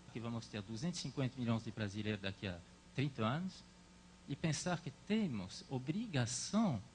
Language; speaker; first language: Portuguese; non-native, fluent; French